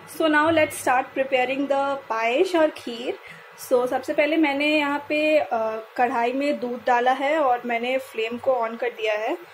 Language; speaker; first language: Hindi; non-native, local second language; Bangla